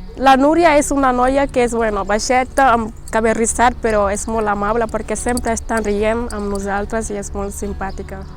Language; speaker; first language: Catalan; early bilingual, other home language; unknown